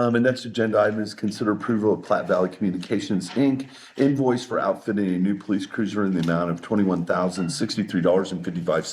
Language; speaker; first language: English; native; English